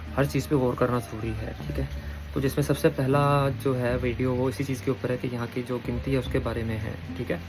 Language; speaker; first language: Urdu; native; Urdu